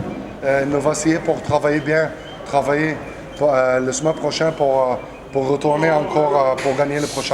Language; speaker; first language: French; non-native, learner; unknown